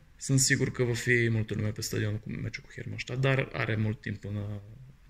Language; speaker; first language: Romanian; non-native, fluent; Bulgarian